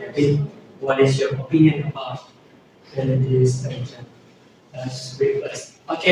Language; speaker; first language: English; non-native, learner; Indonesian